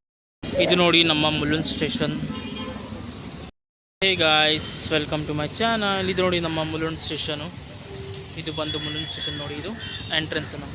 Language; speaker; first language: Kannada; early bilingual, heritage; Kannada